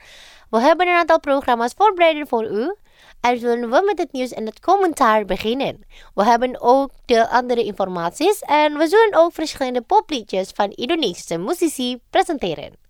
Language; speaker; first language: Dutch; non-native, fluent; Indonesian